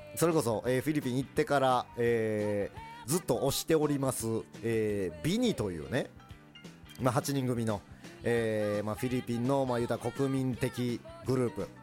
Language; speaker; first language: Japanese; early bilingual, other home language; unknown